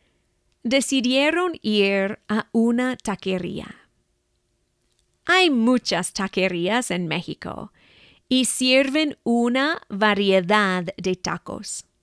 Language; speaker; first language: Spanish; non-native, fluent; English